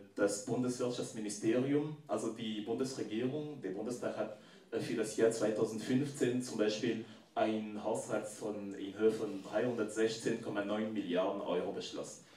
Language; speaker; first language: German; non-native, fluent; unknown